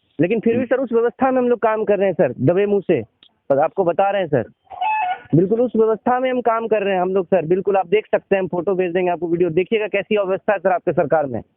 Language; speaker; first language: Hindi; native; Hindi